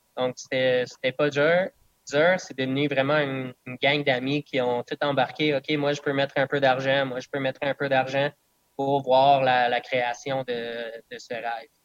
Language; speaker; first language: French; non-native, local second language; English